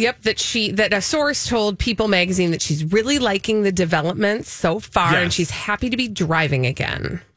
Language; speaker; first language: English; native; English